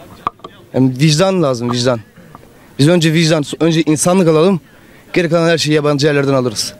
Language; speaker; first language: Turkish; native; Turkish